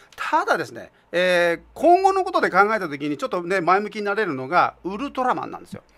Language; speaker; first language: Japanese; native; Japanese